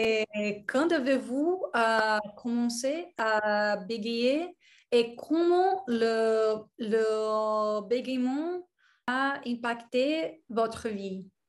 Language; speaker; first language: French; non-native, learner; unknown